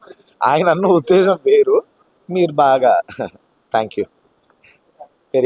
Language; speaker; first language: Telugu; native; Telugu